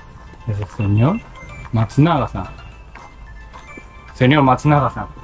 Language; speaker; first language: Spanish; non-native, learner; Japanese